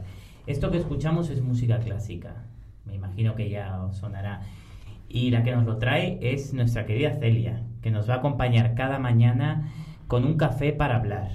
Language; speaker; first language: Spanish; native; Spanish